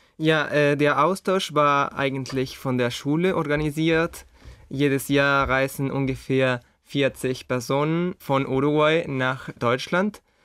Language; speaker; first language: German; non-native, fluent; Spanish